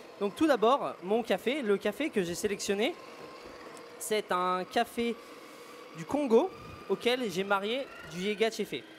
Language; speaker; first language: French; native; French